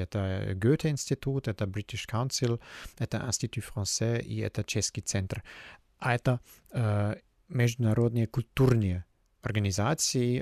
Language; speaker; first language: Russian; non-native, fluent; German